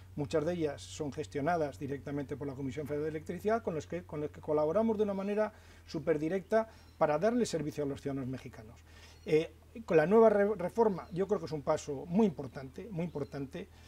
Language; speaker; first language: Spanish; native; Spanish